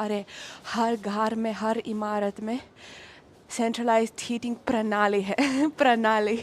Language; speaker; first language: Hindi; non-native, fluent; Russian